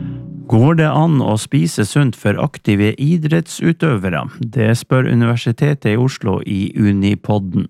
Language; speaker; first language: Norwegian; native; Norwegian